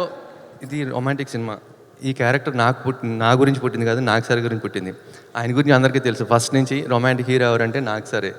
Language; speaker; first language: Telugu; native; Telugu